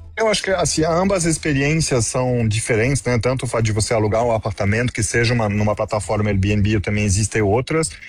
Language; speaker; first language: Portuguese; non-native, fluent; French